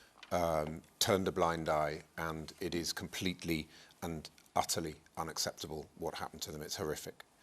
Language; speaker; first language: English; native; English